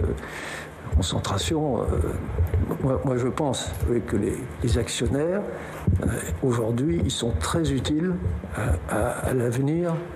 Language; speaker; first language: French; native; French